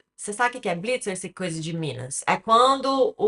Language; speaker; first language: Portuguese; early bilingual, other home language; English